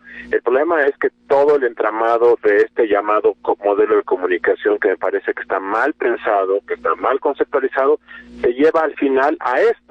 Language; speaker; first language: Spanish; native; Spanish